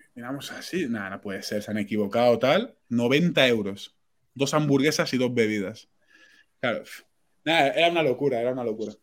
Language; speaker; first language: Spanish; non-native, local second language; Catalan